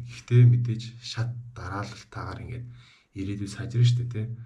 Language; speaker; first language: Mongolian; native; Mongolian